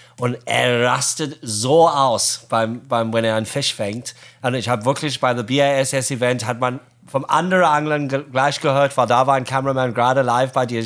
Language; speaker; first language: German; non-native, fluent; Arabic